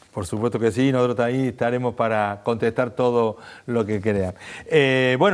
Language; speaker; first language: Spanish; native; Spanish